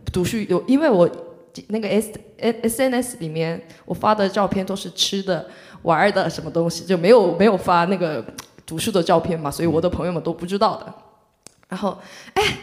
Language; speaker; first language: Chinese; non-native, fluent; Korean